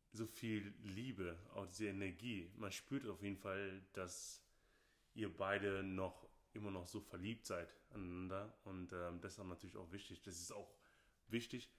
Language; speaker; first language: German; non-native, fluent; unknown